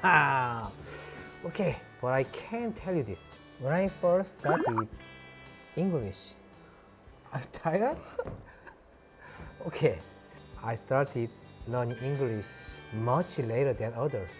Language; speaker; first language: English; non-native, learner; Korean